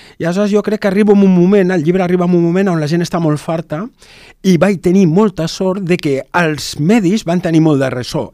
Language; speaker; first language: Catalan; non-native, local second language; Spanish